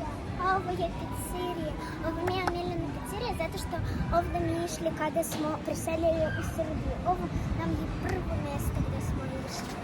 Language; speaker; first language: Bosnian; non-native, learner; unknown